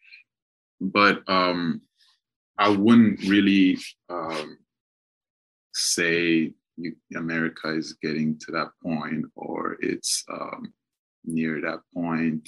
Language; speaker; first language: English; non-native, local second language; Kinyarwanda